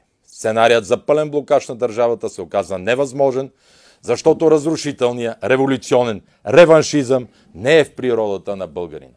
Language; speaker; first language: Bulgarian; native; Bulgarian